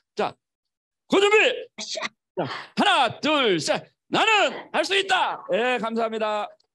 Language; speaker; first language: Korean; native; Korean